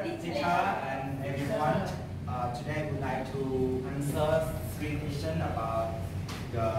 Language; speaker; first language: English; non-native, learner; Khmer